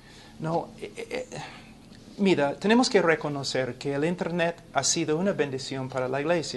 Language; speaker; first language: Spanish; non-native, fluent; English